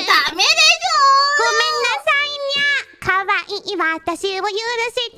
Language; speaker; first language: Japanese; non-native, learner; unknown